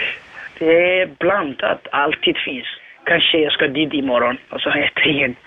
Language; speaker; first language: Swedish; non-native, learner; Somali